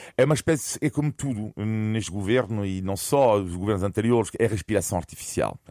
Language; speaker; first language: Portuguese; non-native, fluent; French